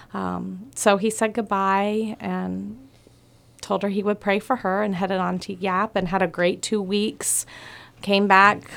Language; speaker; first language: English; native; English